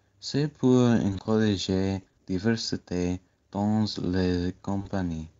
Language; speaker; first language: French; non-native, learner; English